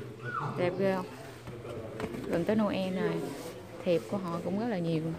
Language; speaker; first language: Vietnamese; native; Vietnamese